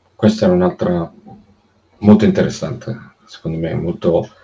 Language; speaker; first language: Italian; native; Italian